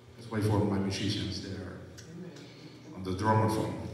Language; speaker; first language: English; non-native, learner; Spanish